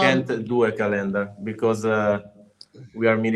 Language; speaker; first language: English; non-native, learner; Italian